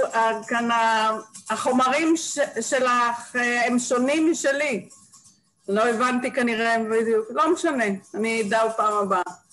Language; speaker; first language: Hebrew; non-native, fluent; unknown